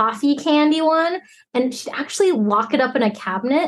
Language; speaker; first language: English; early bilingual, other home language; Cantonese